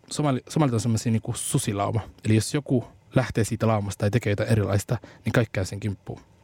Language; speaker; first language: Finnish; early bilingual, other home language; Somali